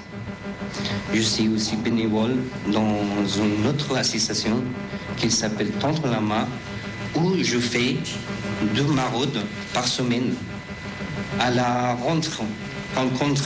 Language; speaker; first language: French; non-native, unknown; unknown